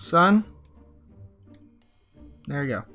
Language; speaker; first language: English; native; English